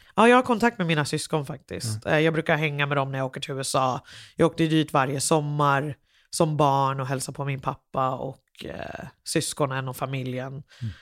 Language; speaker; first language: Swedish; early bilingual, other home language; English